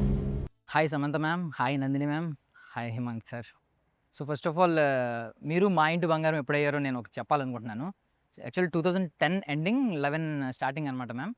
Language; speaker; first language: Telugu; native; Telugu